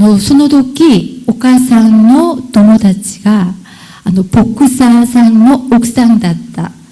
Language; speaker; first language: Japanese; non-native, learner; Korean